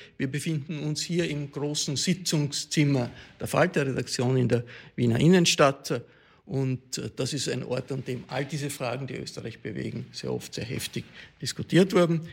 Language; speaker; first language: German; native; German